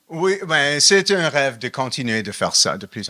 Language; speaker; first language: French; non-native, fluent; English